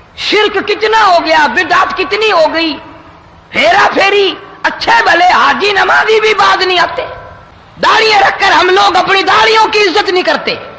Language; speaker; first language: Urdu; non-native, local second language; Saraiki